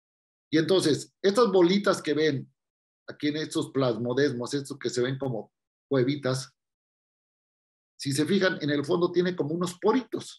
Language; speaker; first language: Spanish; native; Spanish